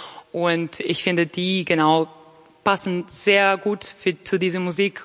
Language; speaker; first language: German; non-native, fluent; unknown